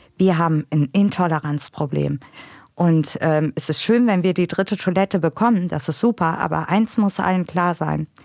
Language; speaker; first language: German; native; German